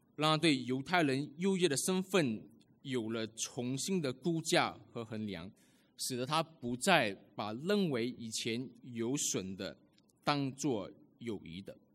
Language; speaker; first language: Chinese; early bilingual, heritage; Chinese